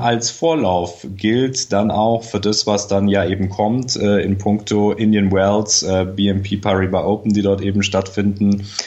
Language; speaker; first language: German; native; German